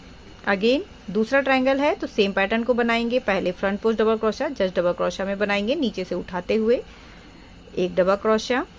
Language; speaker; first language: Hindi; native; Hindi